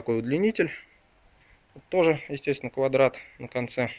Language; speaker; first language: Russian; native; Russian